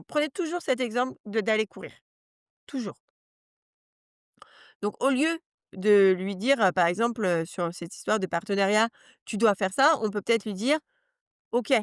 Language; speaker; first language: French; native; French